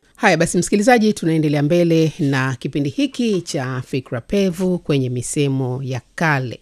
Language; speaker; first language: Swahili; native; Swahili